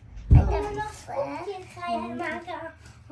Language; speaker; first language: Dutch; early bilingual, other home language; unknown